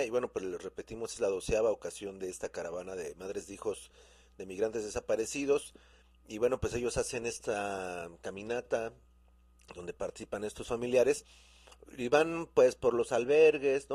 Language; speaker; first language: Spanish; native; Spanish